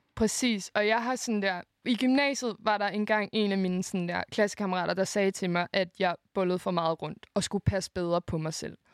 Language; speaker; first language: Danish; native; Danish